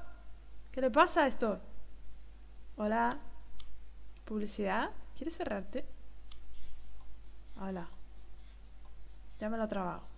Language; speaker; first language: Spanish; native; Spanish